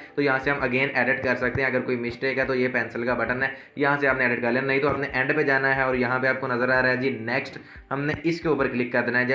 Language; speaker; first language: Urdu; non-native, local second language; Punjabi